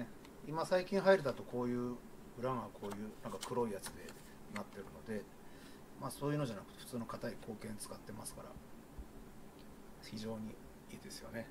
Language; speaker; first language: Japanese; native; Japanese